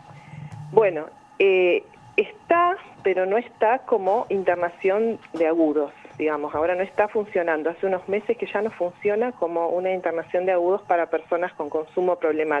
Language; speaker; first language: Spanish; native; Spanish